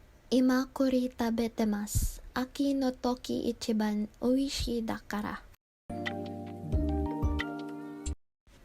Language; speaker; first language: Japanese; non-native, learner; Filipino